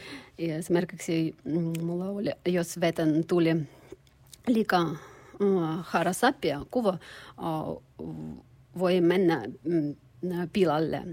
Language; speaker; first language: Finnish; non-native, learner; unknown